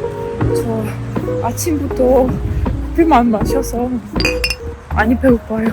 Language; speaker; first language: Korean; non-native, learner; Ukrainian